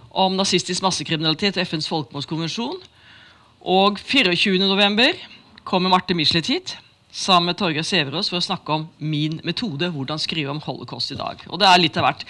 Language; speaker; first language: Norwegian; native; Norwegian